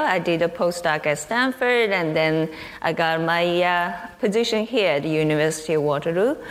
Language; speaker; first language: English; non-native, fluent; Chinese